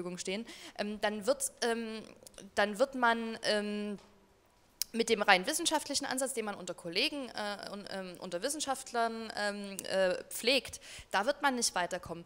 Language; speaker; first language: German; native; German